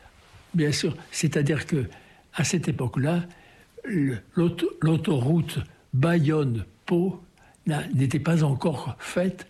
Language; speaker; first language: French; native; French